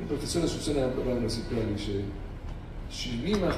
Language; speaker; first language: Hebrew; non-native, fluent; Spanish